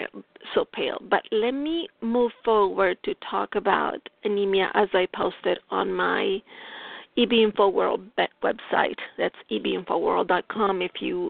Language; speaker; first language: English; non-native, fluent; Italian